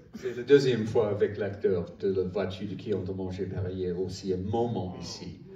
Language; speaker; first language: French; non-native, learner; English